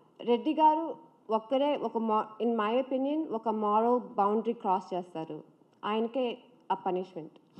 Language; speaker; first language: Telugu; early bilingual, heritage; Telugu